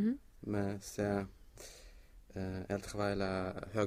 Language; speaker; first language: French; non-native, learner; Swedish